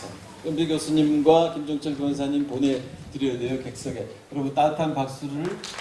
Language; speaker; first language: Korean; native; Korean